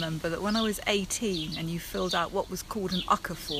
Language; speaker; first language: English; native; English